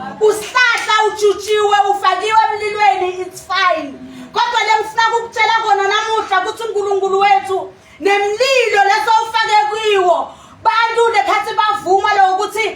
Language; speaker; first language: Zulu; non-native, local second language; Swati